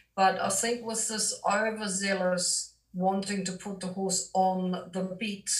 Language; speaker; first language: English; non-native, fluent; German